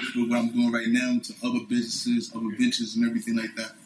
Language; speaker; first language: English; native; English